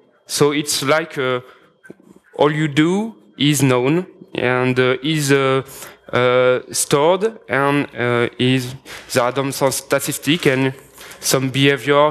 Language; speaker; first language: English; non-native, fluent; French